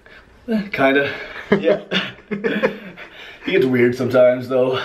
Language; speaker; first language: English; native; English